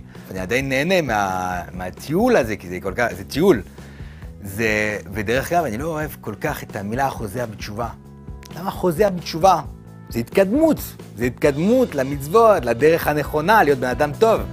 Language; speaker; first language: Hebrew; non-native, fluent; French